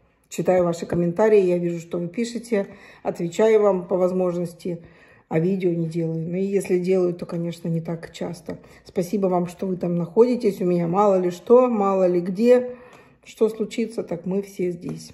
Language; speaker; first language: Russian; native; Russian